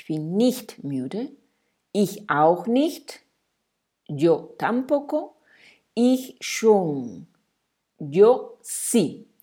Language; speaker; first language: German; non-native, fluent; Spanish